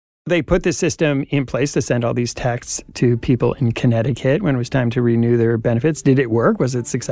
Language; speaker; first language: English; native; English